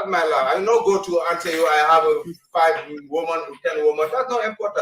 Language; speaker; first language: English; non-native, learner; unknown